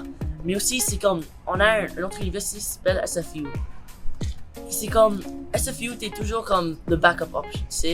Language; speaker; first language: French; non-native, local second language; English